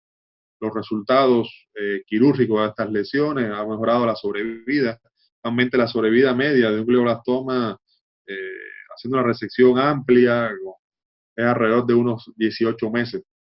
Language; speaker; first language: Spanish; native; Spanish